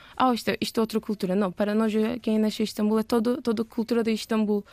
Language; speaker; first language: Portuguese; non-native, learner; Turkish